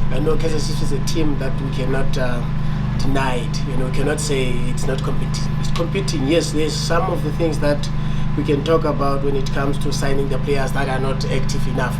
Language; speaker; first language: English; non-native, local second language; Northern Sotho